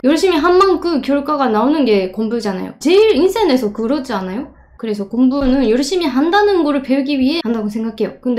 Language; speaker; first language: Korean; non-native, fluent; Japanese